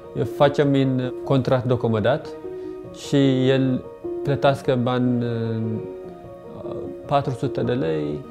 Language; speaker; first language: Romanian; non-native, learner; Tigrinya